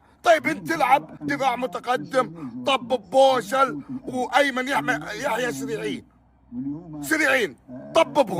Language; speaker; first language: Arabic; native; Arabic